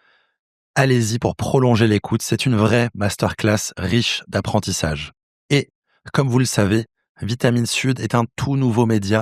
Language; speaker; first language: French; native; French